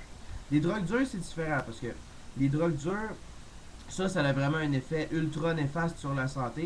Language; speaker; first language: French; native; French